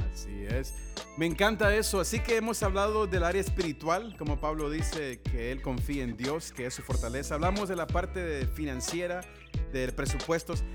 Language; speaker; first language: Spanish; early bilingual, other home language; English